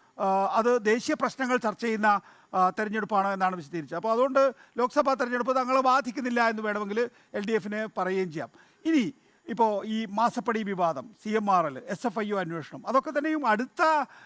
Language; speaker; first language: Malayalam; native; Malayalam